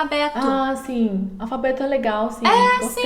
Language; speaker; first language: Portuguese; non-native, learner; Chinese